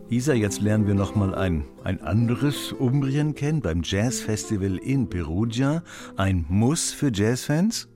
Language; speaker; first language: German; native; German